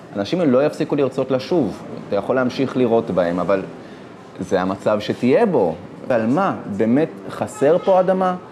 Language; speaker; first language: Hebrew; native; Hebrew